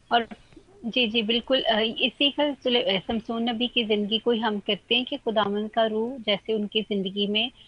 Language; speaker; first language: Urdu; non-native, local second language; Punjabi